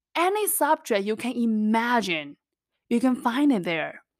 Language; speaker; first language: English; non-native, fluent; Chinese